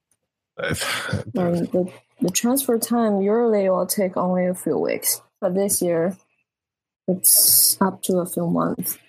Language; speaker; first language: English; non-native, fluent; Chinese